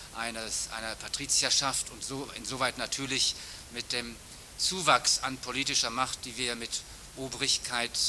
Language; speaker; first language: German; native; German